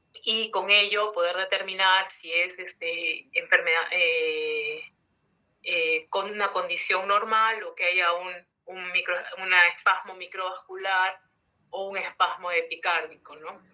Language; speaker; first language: Spanish; native; Spanish